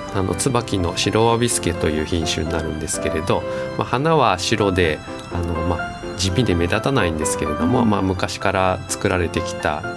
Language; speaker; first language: Japanese; native; Japanese